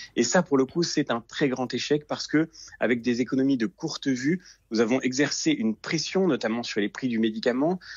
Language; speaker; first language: French; native; French